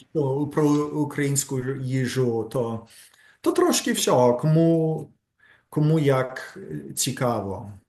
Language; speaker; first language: Ukrainian; early bilingual, heritage; Ukrainian